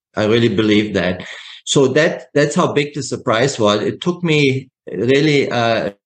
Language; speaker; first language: English; non-native, fluent; German